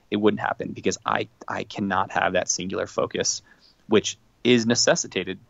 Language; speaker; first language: English; native; English